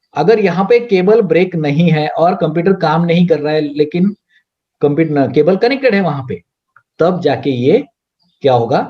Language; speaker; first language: Hindi; non-native, local second language; Marathi